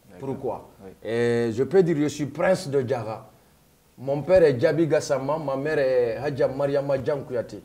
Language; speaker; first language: French; non-native, local second language; Mandingo